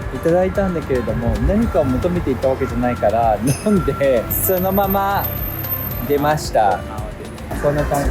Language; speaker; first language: Japanese; native; Japanese